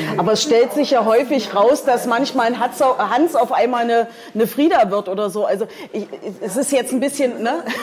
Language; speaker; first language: German; native; German